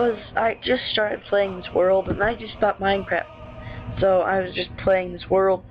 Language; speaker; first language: English; native; English